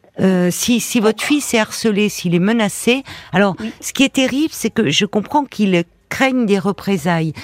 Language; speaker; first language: French; native; French